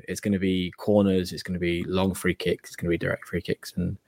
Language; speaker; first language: English; native; English